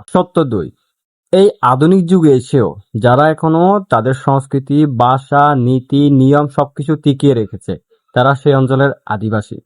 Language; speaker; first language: Bangla; non-native, local second language; Chakma